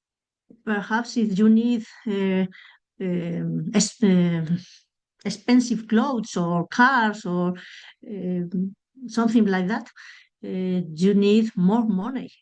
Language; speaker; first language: English; non-native, learner; Spanish